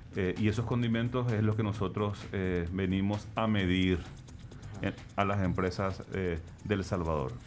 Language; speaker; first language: Spanish; native; Spanish